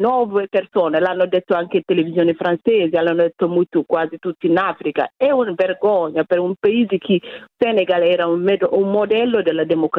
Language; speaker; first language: Italian; non-native, fluent; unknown